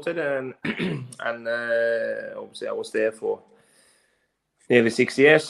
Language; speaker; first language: English; non-native, fluent; Norwegian